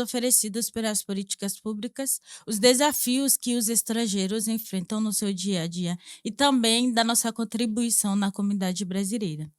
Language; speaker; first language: Portuguese; non-native, fluent; Haitian Creole